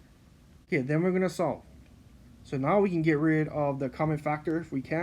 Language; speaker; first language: English; native; English